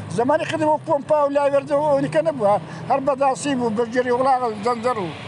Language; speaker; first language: Central Kurdish; native; Central Kurdish